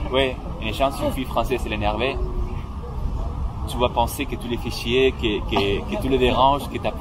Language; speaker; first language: French; non-native, fluent; Spanish